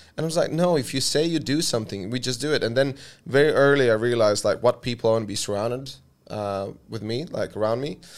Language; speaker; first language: English; non-native, fluent; Russian